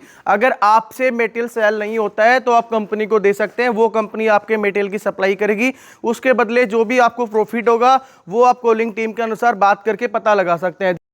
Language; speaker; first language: Hindi; native; Hindi